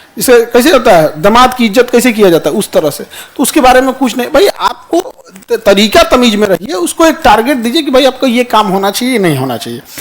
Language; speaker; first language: Hindi; native; Hindi